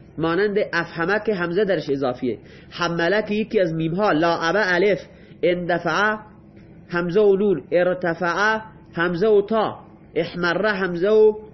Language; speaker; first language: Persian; non-native, local second language; Baluchi